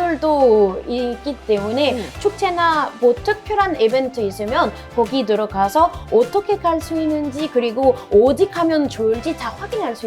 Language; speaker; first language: Korean; non-native, fluent; French